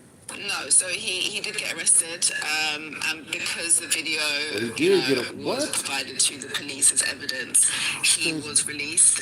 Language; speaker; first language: English; native; English